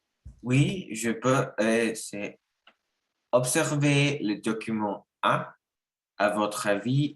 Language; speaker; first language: French; non-native, learner; Spanish